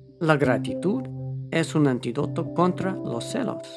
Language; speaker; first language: Spanish; non-native, fluent; English